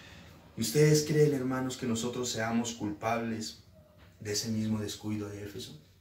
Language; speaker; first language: Spanish; native; Spanish